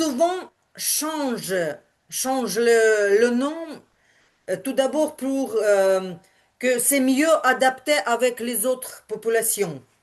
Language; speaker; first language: French; non-native, learner; Ukrainian